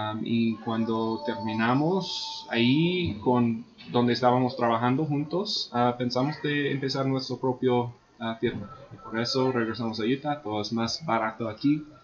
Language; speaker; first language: Spanish; non-native, fluent; English